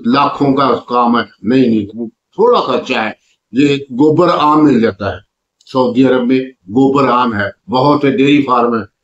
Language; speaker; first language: Urdu; non-native, local second language; Punjabi